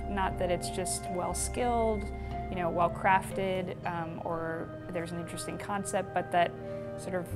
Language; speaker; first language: English; native; English